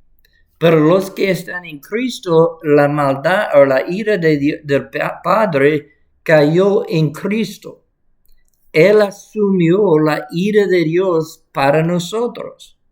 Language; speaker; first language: Spanish; non-native, fluent; English